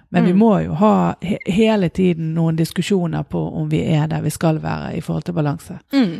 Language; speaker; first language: Norwegian; native; Norwegian